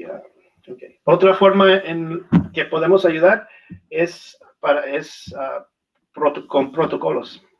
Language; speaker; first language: Spanish; non-native, learner; English